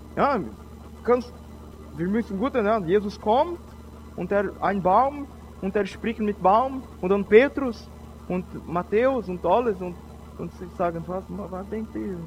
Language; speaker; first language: German; non-native, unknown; Portuguese